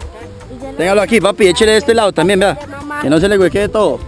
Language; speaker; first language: Spanish; native; Spanish